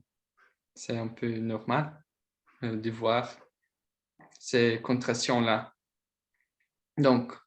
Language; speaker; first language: French; non-native, fluent; Portuguese